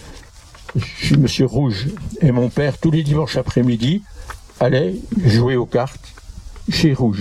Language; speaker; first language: French; native; French